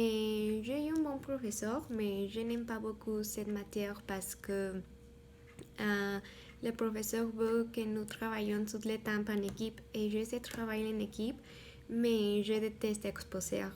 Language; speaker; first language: French; non-native, learner; Spanish